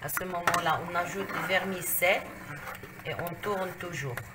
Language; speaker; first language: French; non-native, local second language; Arabic